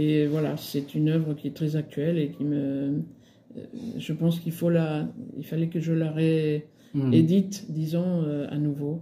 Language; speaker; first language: French; early bilingual, other home language; Spanish